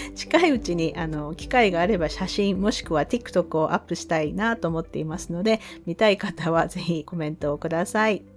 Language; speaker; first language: Japanese; native; Japanese